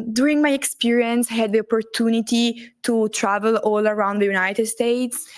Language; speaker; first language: English; non-native, learner; Italian